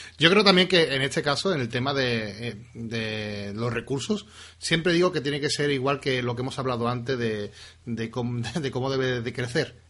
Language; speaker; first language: Spanish; native; Spanish